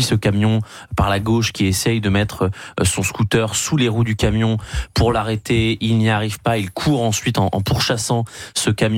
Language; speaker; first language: French; native; French